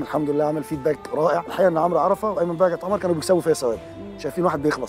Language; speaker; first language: Arabic; native; Arabic